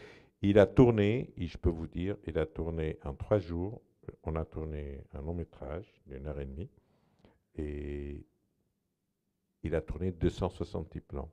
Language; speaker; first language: French; non-native, fluent; Portuguese